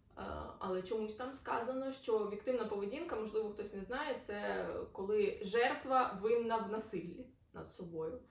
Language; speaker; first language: Ukrainian; non-native, local second language; Russian